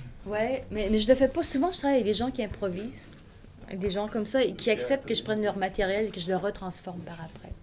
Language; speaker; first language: French; native; French